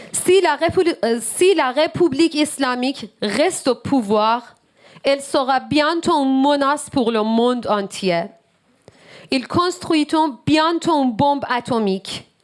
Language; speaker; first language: French; non-native, learner; Persian